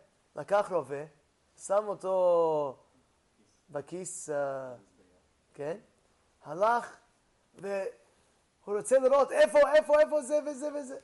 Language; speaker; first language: Hebrew; non-native, fluent; English